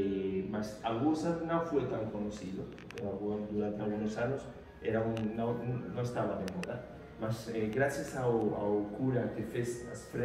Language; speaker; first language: Portuguese; non-native, fluent; Spanish